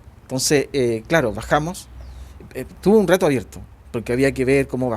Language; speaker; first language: Spanish; native; Spanish